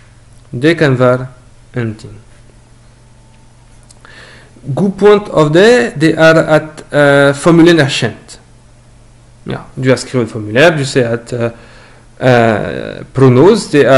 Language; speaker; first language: Norwegian; non-native, learner; French